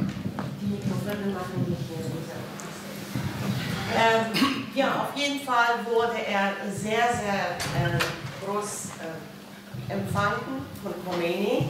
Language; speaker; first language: German; non-native, fluent; Persian